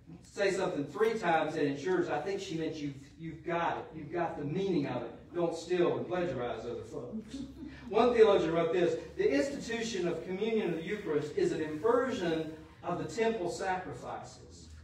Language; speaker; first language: English; native; English